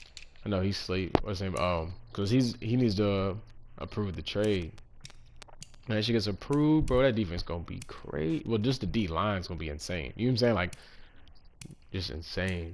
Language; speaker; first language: English; native; English